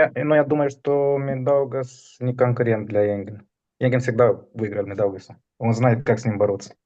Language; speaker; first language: Russian; non-native, fluent; Romanian